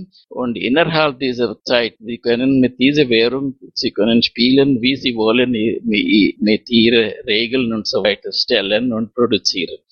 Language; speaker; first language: German; non-native, fluent; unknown